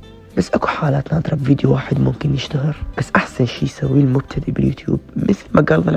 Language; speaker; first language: Arabic; native; Arabic